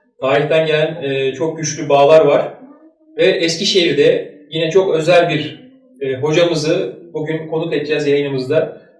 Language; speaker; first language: Turkish; native; Turkish